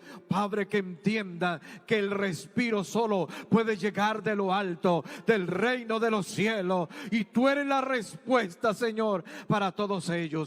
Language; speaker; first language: Spanish; native; Spanish